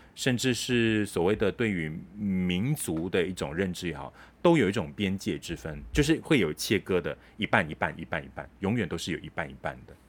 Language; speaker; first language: Chinese; native; Chinese